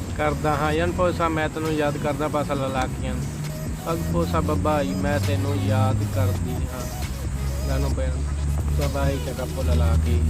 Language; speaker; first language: Filipino; non-native, learner; Punjabi